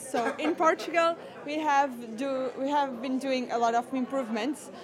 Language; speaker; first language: English; non-native, fluent; Portuguese